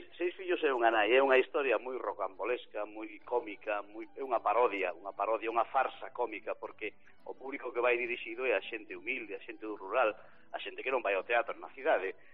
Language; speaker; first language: Galician; native; Galician